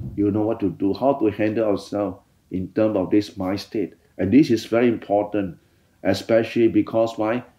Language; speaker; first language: English; non-native, fluent; Thai